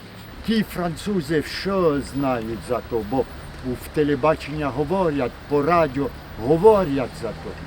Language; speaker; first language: Ukrainian; non-native, learner; French